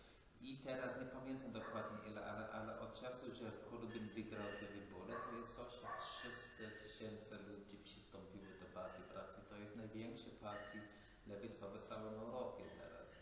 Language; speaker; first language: Polish; non-native, fluent; English